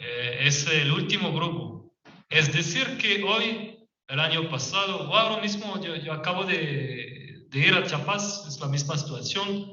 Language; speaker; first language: Spanish; non-native, fluent; French